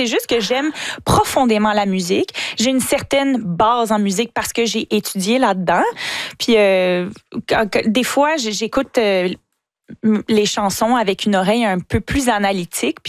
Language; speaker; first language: French; native; French